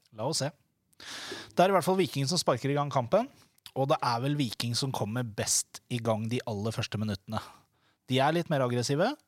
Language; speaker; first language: Norwegian; native; Norwegian